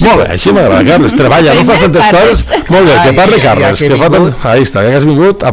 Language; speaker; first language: Catalan; native; Catalan